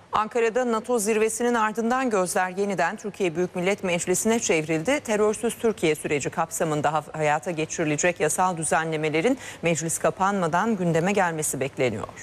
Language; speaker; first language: Turkish; native; Turkish